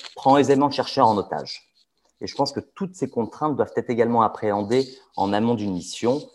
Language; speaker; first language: French; early bilingual, other home language; Arabic